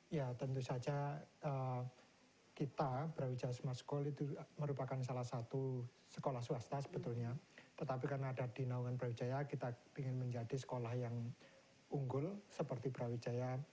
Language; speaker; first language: Indonesian; native; Indonesian